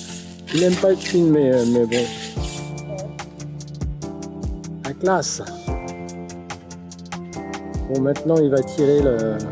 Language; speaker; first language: French; native; French